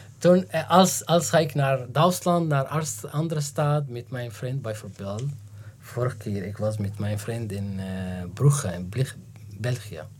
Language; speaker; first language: Dutch; non-native, learner; Arabic